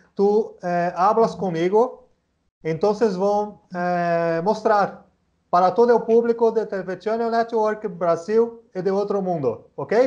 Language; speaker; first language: Spanish; non-native, learner; Portuguese